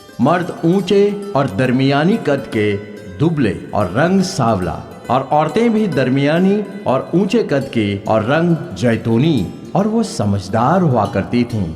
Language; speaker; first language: Urdu; native; Urdu